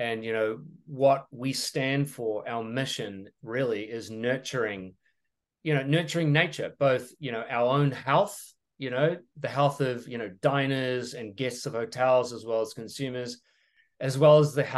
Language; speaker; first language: English; native; English